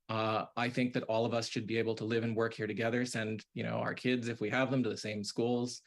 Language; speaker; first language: English; native; English